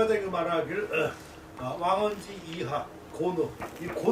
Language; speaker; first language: Korean; native; Korean